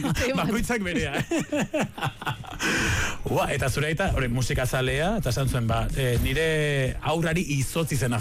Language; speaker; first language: Basque; native; Basque